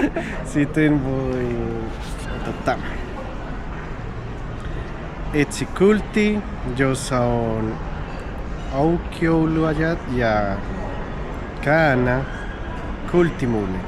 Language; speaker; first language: Finnish; non-native, learner; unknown